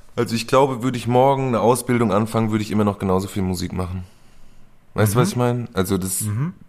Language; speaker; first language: German; native; German